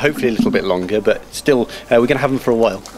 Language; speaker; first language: English; native; English